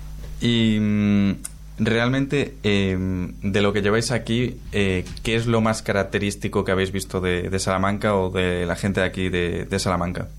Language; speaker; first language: Spanish; native; Spanish